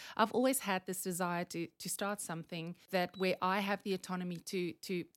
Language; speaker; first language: English; non-native, local second language; Afrikaans